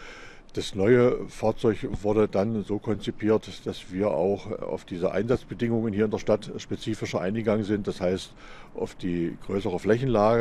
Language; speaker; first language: German; native; German